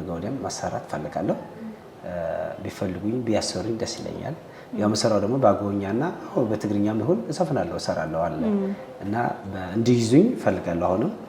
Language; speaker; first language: Amharic; non-native, local second language; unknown